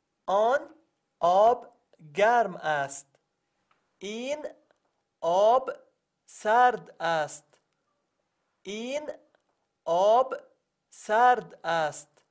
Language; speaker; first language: Persian; non-native, learner; Arabic